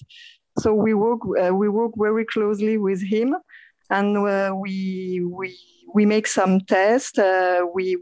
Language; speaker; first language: English; non-native, learner; French